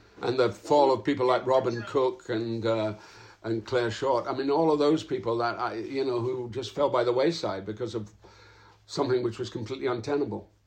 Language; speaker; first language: English; native; English